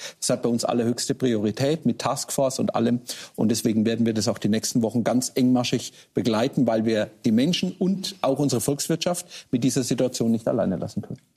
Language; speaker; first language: German; native; German